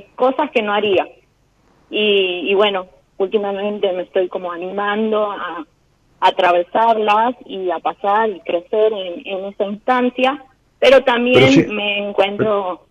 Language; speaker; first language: Spanish; native; Spanish